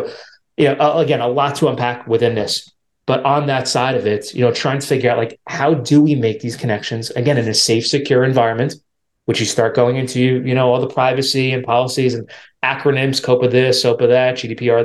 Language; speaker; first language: English; native; English